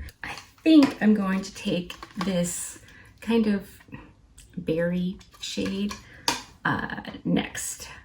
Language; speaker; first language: English; native; English